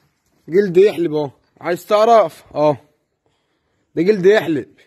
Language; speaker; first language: Arabic; native; Arabic